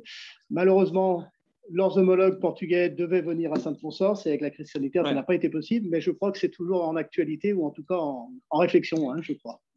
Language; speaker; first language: French; native; French